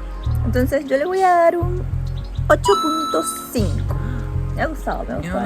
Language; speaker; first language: Spanish; native; Spanish